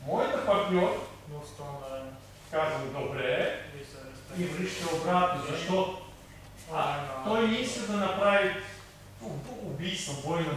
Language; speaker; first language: Bulgarian; non-native, learner; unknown